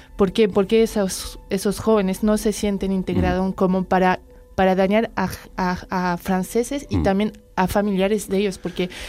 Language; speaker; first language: Spanish; non-native, fluent; French